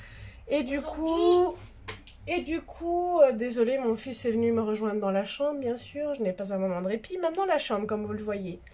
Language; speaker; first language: French; native; French